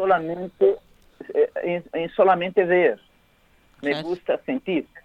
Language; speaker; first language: Spanish; non-native, learner; Portuguese